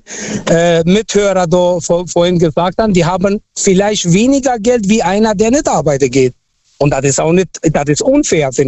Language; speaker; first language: German; non-native, fluent; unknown